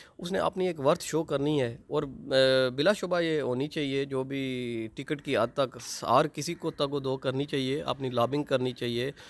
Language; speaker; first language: Urdu; non-native, local second language; Pahari-Potwari